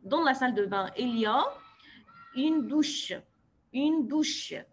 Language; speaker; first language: French; non-native, fluent; Arabic